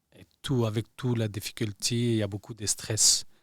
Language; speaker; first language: French; non-native, learner; Persian